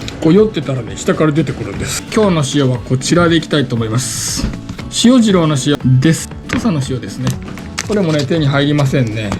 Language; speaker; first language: Japanese; native; Japanese